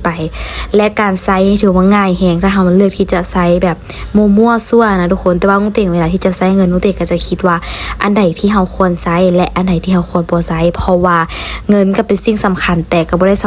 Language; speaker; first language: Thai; non-native, learner; Lao